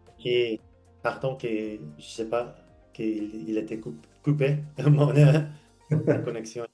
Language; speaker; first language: French; non-native, fluent; English